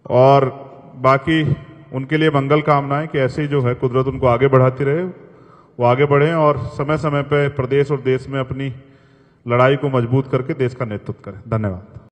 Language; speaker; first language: Hindi; native; Hindi